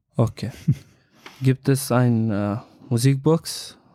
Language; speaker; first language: German; non-native, learner; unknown